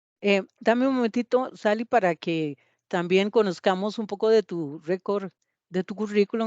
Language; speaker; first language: Spanish; native; Spanish